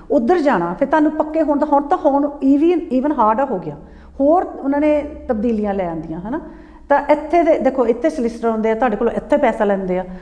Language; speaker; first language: Punjabi; early bilingual, heritage; Punjabi